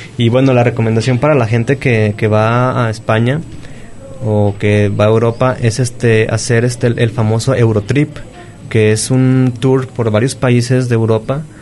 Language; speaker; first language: Spanish; native; Spanish